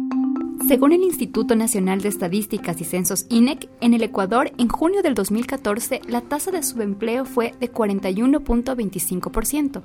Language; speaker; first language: Spanish; native; Spanish